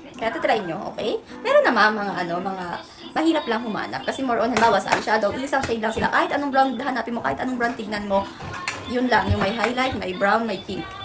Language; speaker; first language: Filipino; native; Filipino